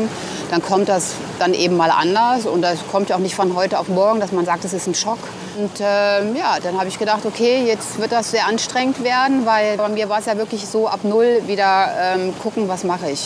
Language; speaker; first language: German; native; German